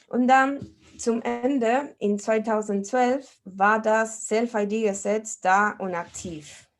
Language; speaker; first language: German; non-native, fluent; Spanish